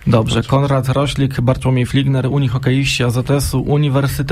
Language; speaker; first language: Polish; native; Polish